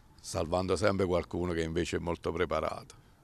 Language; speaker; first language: Italian; native; Italian